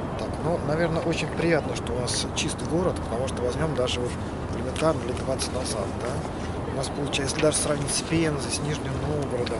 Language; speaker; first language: Russian; native; Russian